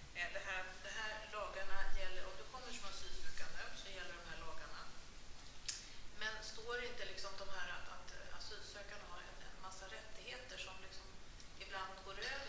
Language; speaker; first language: Swedish; native; Swedish